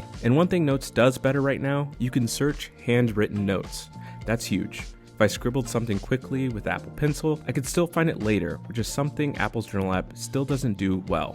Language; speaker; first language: English; native; English